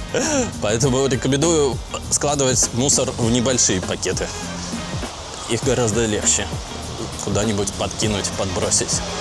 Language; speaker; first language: Russian; native; Russian